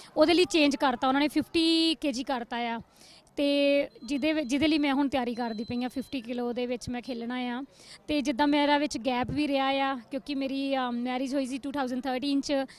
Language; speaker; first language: Punjabi; native; Punjabi